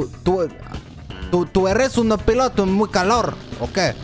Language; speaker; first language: Spanish; non-native, learner; French